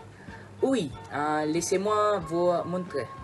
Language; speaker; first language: French; non-native, learner; Malay